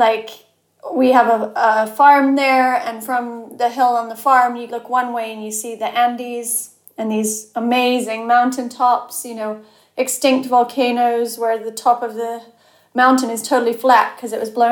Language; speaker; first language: English; native; English